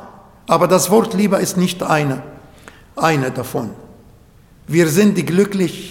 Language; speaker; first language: German; non-native, learner; Arabic